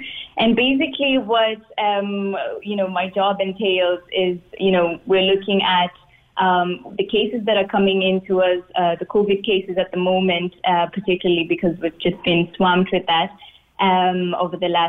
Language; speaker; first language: English; non-native, local second language; Swahili